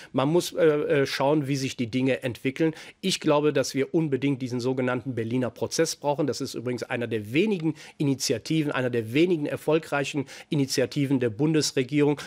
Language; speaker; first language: German; early bilingual, other home language; Persian